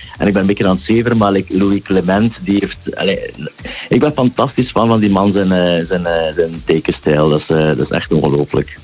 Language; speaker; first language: Dutch; native; Dutch